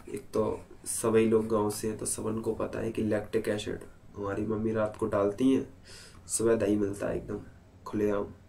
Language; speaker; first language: Hindi; native; Hindi